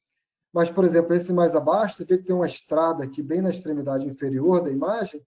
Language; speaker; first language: Portuguese; native; Portuguese